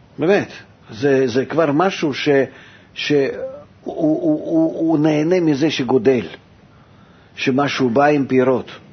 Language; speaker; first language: Hebrew; non-native, fluent; Russian